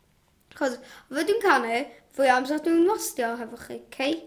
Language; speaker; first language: Welsh; non-native, local second language; English